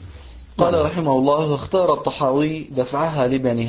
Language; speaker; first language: Arabic; native; Arabic